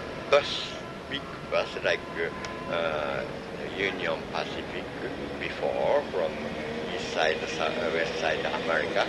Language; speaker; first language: English; non-native, learner; Japanese